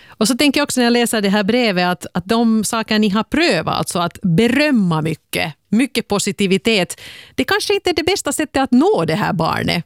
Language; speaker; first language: Swedish; native; Swedish